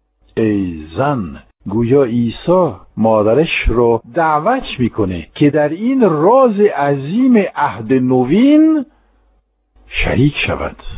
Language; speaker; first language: Persian; non-native, fluent; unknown